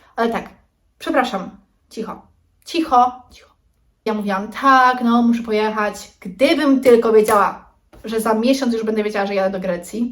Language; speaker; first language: Polish; native; Polish